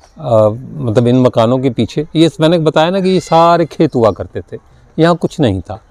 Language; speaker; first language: Urdu; non-native, local second language; Punjabi